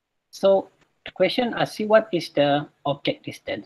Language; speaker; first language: English; non-native, local second language; Malay